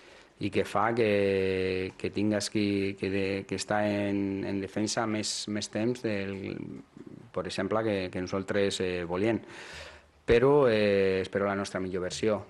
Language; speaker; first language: Catalan; non-native, learner; Spanish